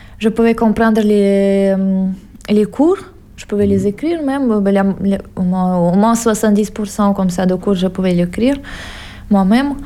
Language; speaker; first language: French; non-native, fluent; Russian